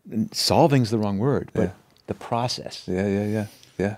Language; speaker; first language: English; native; English